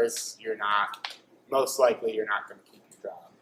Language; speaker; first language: English; native; English